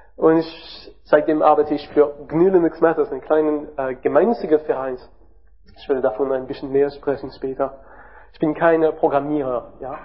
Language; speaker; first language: German; non-native, learner; French